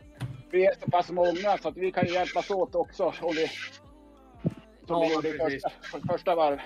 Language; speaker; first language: Swedish; native; Swedish